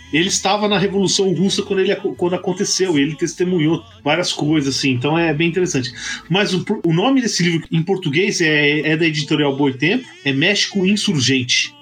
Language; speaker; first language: Portuguese; native; Portuguese